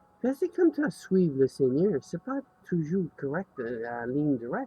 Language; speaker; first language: French; non-native, learner; English